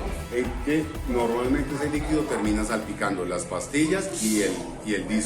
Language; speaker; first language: Spanish; native; Spanish